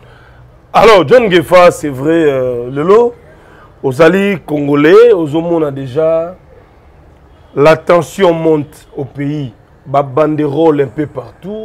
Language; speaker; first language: French; non-native, local second language; Lingala